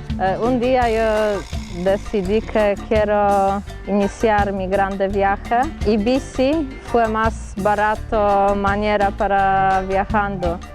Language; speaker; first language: Spanish; non-native, learner; Polish